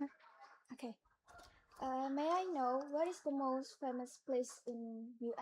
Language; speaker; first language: English; non-native, learner; Indonesian